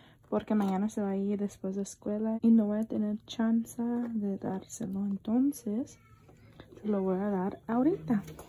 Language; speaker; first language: Spanish; early bilingual, heritage; Spanish